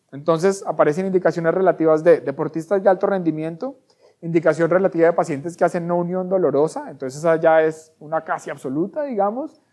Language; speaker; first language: Spanish; native; Spanish